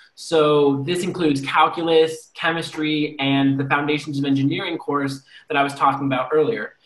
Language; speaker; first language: English; native; English